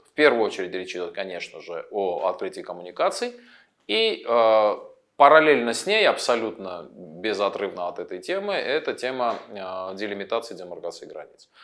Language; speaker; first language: Russian; non-native, local second language; Armenian